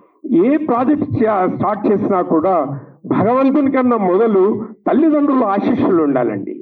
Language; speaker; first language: Telugu; native; Telugu